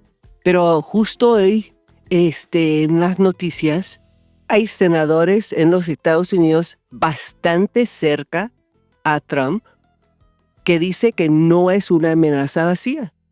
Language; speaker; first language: Spanish; non-native, fluent; English